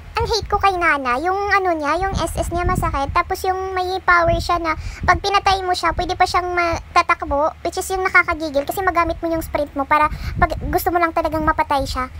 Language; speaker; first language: Filipino; non-native, local second language; Cebuano